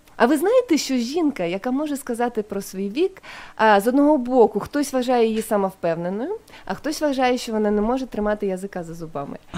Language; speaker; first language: Ukrainian; non-native, local second language; Russian